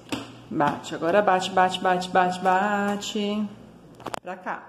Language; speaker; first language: Portuguese; native; Portuguese